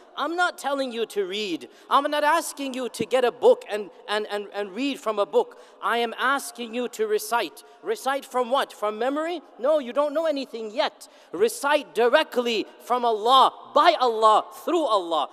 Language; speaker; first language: English; native; English